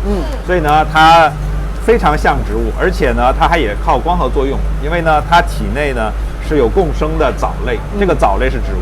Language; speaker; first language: Chinese; native; Chinese